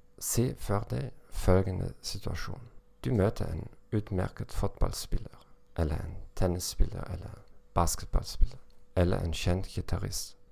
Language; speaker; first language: Norwegian; non-native, learner; German